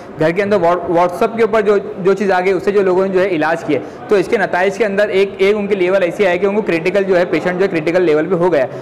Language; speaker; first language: Hindi; native; Hindi